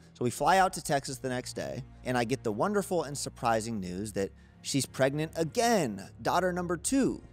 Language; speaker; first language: English; native; English